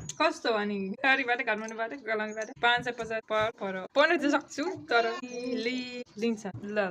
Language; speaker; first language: Nepali; non-native, learner; Dutch